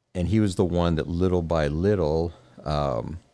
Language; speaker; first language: English; native; English